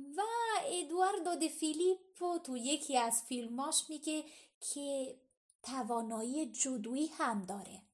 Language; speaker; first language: Persian; non-native, fluent; Italian